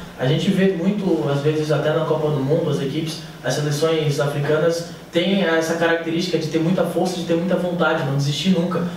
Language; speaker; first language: Portuguese; native; Portuguese